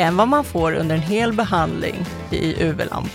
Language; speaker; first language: Swedish; native; Swedish